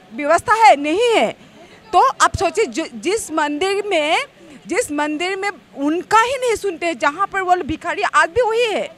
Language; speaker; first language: Hindi; non-native, local second language; Assamese